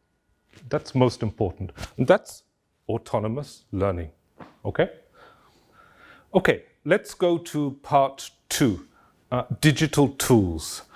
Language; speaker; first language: English; non-native, fluent; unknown